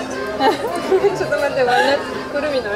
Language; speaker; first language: Japanese; non-native, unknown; French